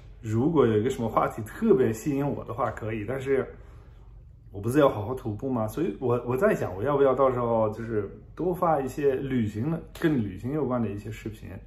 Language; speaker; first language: Chinese; non-native, fluent; German